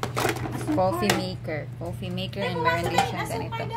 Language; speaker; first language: Filipino; non-native, local second language; Cebuano